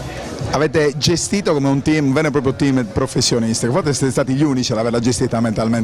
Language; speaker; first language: Italian; native; Italian